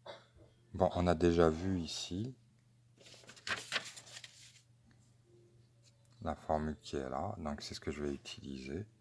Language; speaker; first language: French; native; French